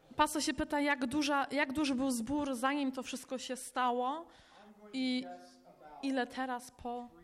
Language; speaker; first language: Polish; early bilingual, heritage; Polish